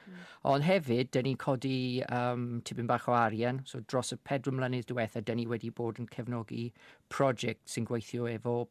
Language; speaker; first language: Welsh; non-native, fluent; English